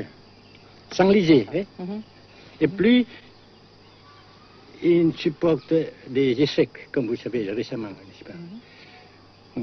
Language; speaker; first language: French; non-native, fluent; Vietnamese